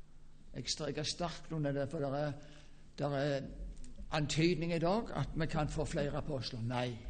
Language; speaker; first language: Norwegian; native; Norwegian